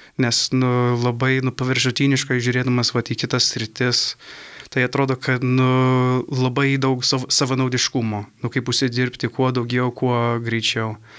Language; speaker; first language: Lithuanian; early bilingual, heritage; Lithuanian